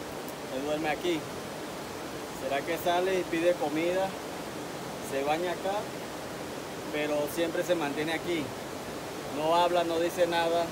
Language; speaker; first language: Spanish; native; Spanish